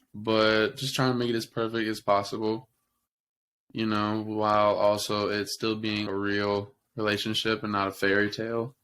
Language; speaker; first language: English; native; English